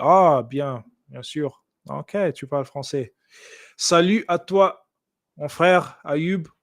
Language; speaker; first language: French; early bilingual, other home language; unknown